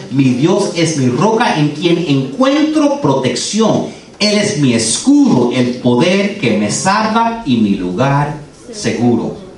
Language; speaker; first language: Spanish; early bilingual, heritage; Spanish